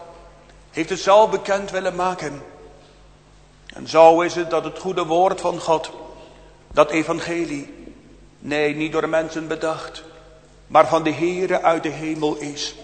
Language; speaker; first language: Dutch; native; Dutch